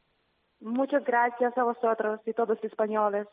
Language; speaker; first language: Spanish; non-native, learner; Ukrainian